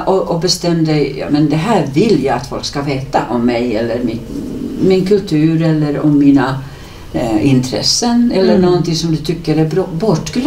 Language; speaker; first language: Swedish; native; Swedish